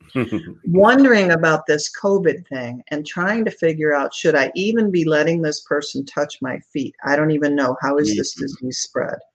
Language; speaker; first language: English; native; English